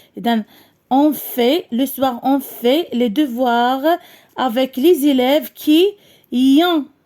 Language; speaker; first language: French; non-native, local second language; Arabic